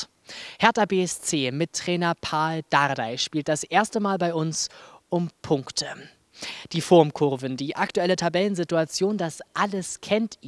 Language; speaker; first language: German; native; German